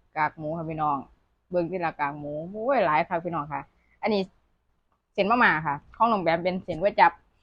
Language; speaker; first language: Thai; native; Thai